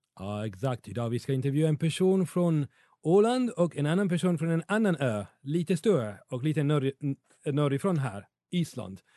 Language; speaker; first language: Swedish; non-native, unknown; Italian